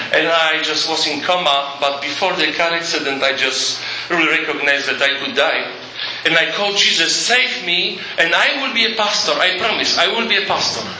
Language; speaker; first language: English; non-native, fluent; Polish